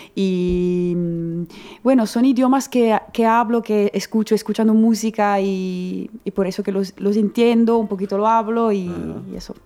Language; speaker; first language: Spanish; non-native, learner; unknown